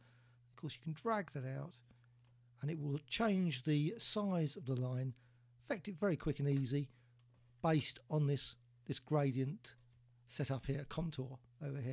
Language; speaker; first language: English; native; English